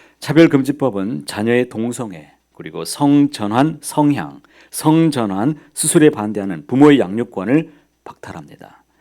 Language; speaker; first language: Korean; native; Korean